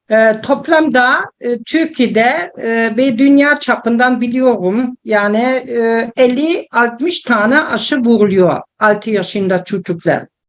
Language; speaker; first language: Turkish; non-native, learner; German